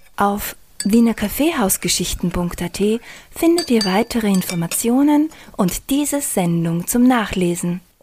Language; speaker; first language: German; native; German